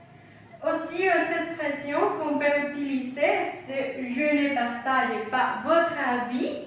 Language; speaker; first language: French; non-native, fluent; Spanish